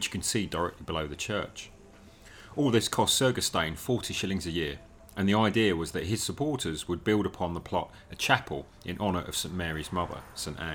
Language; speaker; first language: English; native; English